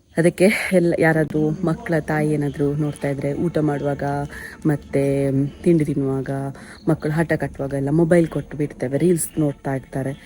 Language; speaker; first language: Kannada; non-native, local second language; Tulu